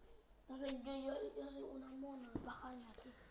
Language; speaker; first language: Spanish; early bilingual, other home language; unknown